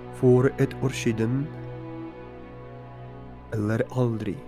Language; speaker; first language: Norwegian; non-native, fluent; Polish